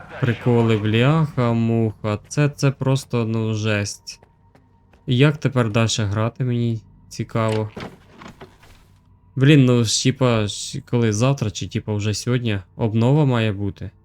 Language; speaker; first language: Ukrainian; native; Ukrainian